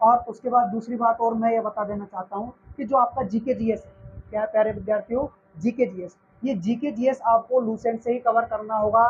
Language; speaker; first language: Hindi; native; Hindi